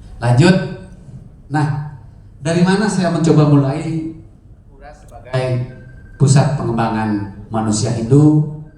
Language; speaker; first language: Indonesian; non-native, local second language; Balinese